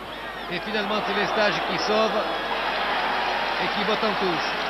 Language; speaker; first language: French; native; French